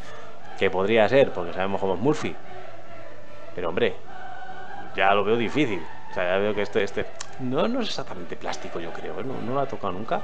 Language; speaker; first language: Spanish; native; Spanish